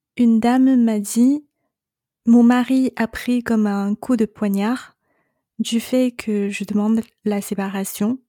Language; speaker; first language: French; non-native, fluent; Chinese